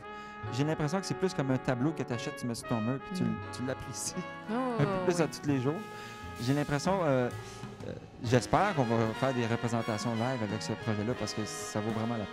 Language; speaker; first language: French; native; French